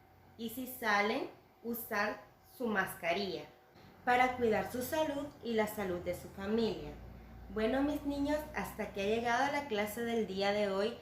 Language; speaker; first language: Spanish; native; Spanish